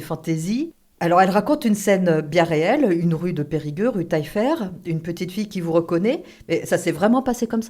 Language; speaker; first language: French; native; French